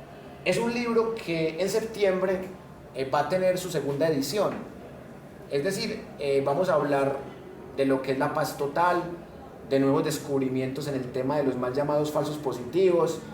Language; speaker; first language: Spanish; native; Spanish